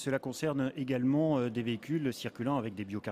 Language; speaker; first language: French; native; French